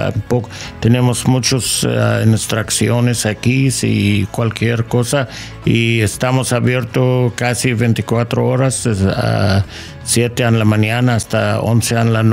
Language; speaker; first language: Spanish; non-native, fluent; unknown